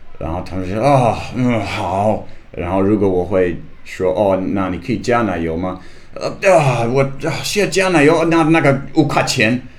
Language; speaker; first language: Chinese; non-native, learner; English